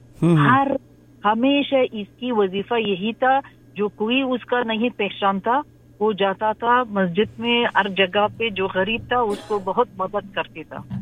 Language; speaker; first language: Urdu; non-native, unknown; Persian